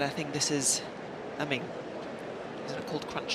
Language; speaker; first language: English; native; English